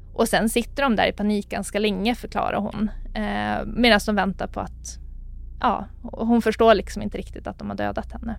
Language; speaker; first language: Swedish; native; Swedish